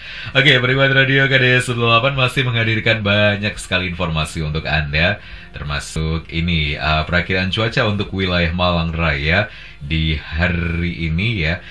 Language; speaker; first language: Indonesian; native; Indonesian